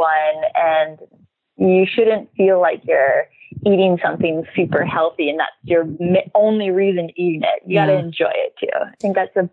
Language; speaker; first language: English; native; English